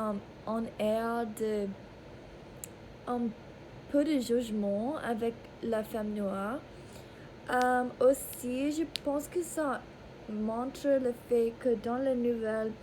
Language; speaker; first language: French; non-native, learner; English